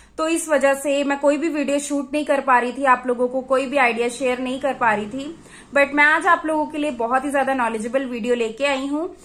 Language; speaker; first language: Hindi; native; Hindi